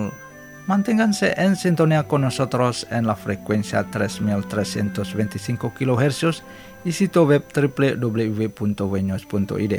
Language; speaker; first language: Spanish; non-native, fluent; Indonesian